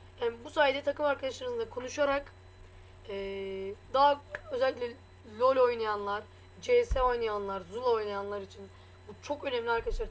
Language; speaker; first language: Turkish; native; Turkish